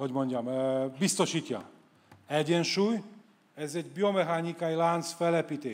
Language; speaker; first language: Hungarian; non-native, fluent; Polish